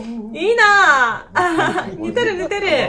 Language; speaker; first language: Japanese; non-native, fluent; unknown